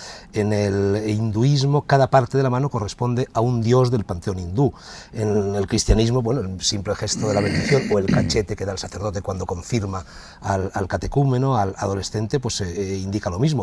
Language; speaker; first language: Spanish; native; Spanish